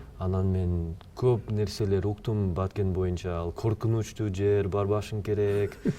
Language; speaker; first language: Kyrgyz; non-native, fluent; English